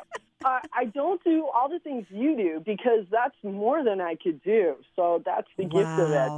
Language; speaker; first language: English; early bilingual, other home language; Slovenian